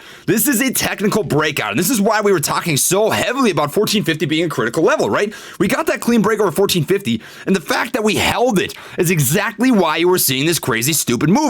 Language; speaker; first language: English; native; English